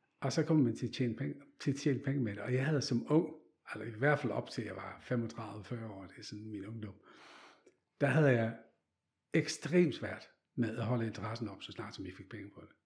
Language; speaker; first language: Danish; non-native, fluent; Dutch